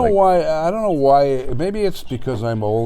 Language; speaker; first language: English; native; English